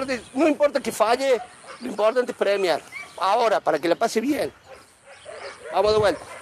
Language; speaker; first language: Spanish; native; Spanish